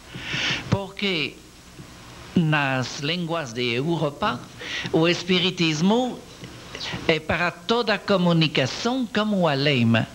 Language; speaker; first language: Portuguese; non-native, learner; French